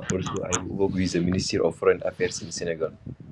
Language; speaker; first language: English; non-native, local second language; Wolof